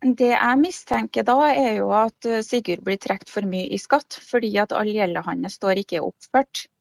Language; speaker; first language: Norwegian; native; Norwegian